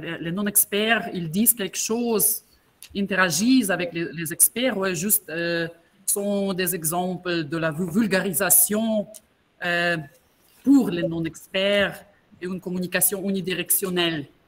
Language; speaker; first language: French; non-native, fluent; Portuguese